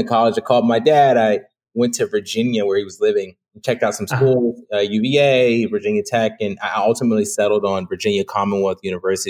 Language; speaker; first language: English; native; English